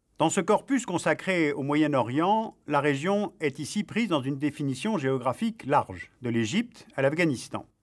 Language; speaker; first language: French; native; French